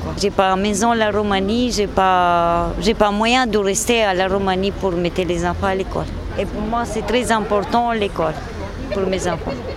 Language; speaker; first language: French; non-native, learner; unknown